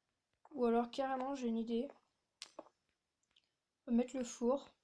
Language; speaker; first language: French; native; French